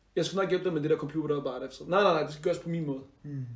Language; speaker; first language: Danish; early bilingual, other home language; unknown